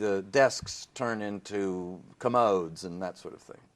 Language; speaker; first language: English; native; English